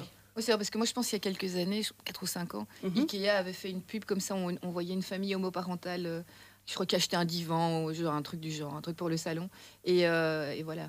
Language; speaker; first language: French; native; French